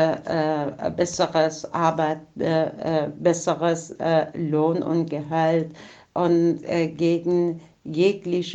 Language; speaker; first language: German; non-native, fluent; Persian